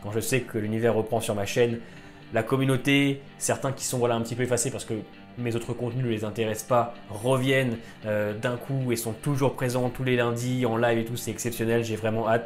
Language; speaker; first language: French; native; French